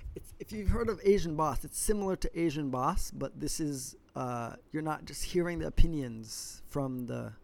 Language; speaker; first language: English; native; English